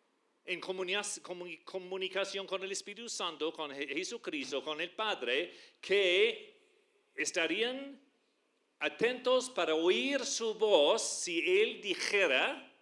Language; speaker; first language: Spanish; non-native, fluent; English